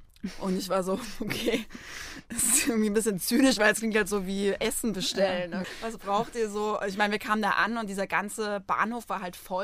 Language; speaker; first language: German; native; German